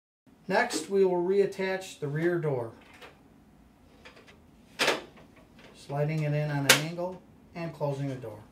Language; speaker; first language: English; native; English